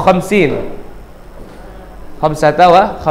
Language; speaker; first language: Arabic; non-native, fluent; Indonesian